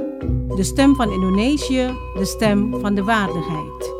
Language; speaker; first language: Dutch; non-native, fluent; Indonesian